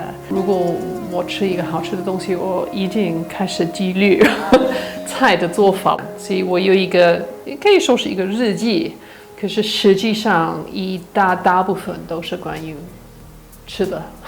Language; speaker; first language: Chinese; non-native, fluent; English